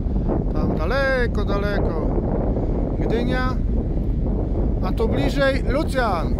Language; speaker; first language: Polish; native; Polish